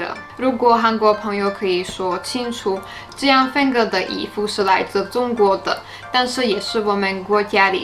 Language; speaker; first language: Chinese; non-native, fluent; Slovak